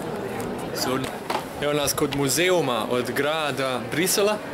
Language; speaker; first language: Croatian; early bilingual, heritage; Croatian